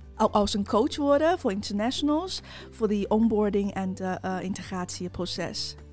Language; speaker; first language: Dutch; non-native, fluent; Chinese